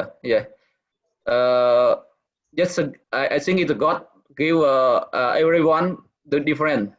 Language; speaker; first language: English; non-native, learner; Khmer